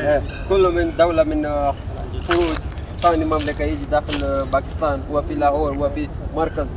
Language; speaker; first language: Arabic; non-native, learner; Oromo